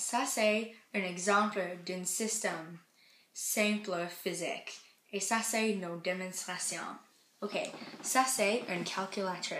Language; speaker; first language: French; non-native, learner; English